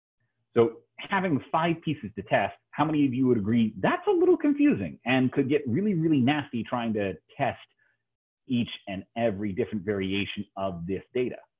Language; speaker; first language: English; native; English